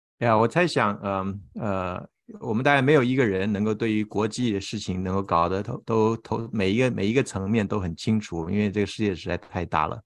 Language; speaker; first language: Chinese; native; Chinese